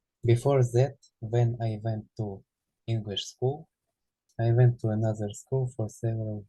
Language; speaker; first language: English; non-native, learner; Ukrainian